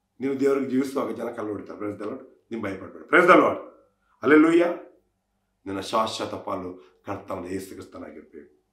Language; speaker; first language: Kannada; non-native, local second language; Tulu